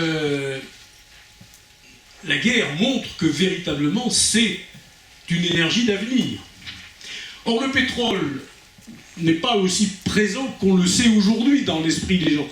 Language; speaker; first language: French; native; French